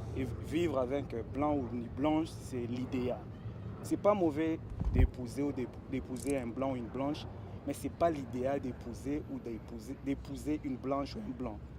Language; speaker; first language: French; non-native, local second language; Lingala